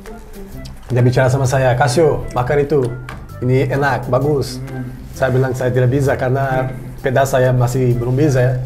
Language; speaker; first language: Indonesian; non-native, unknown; Portuguese